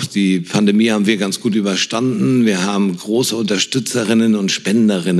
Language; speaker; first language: German; native; German